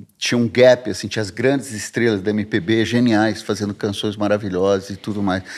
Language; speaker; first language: Portuguese; early bilingual, heritage; Portuguese